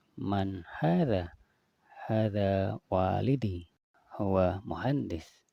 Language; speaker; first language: Arabic; non-native, learner; Indonesian